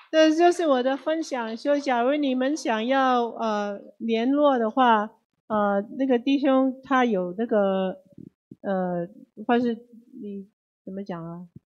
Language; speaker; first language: Chinese; non-native, fluent; Cantonese